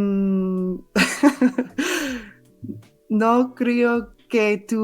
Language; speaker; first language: Spanish; non-native, learner; English